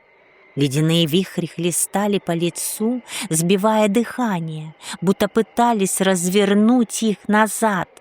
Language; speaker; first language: Russian; native; Russian